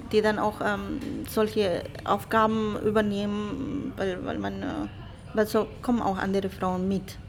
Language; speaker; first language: German; non-native, fluent; Spanish